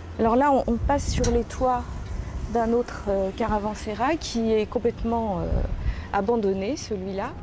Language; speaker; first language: French; native; French